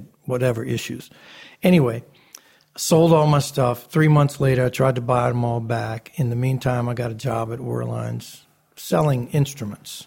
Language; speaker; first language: English; native; English